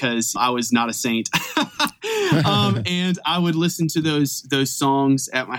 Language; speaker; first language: English; native; English